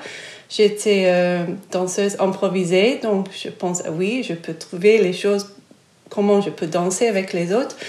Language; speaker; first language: French; non-native, fluent; English